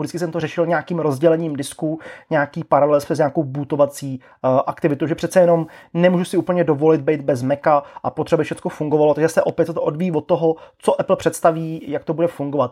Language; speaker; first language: Czech; native; Czech